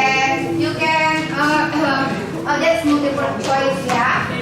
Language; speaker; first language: English; non-native, learner; Indonesian